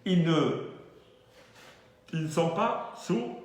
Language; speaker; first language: French; non-native, local second language; Arabic